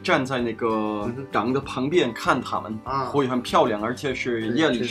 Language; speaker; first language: Chinese; non-native, fluent; Danish